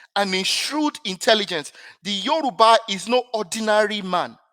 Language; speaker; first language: English; non-native, local second language; Yoruba